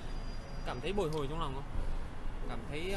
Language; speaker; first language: Vietnamese; native; Vietnamese